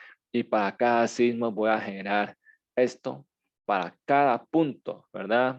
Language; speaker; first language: Spanish; native; Spanish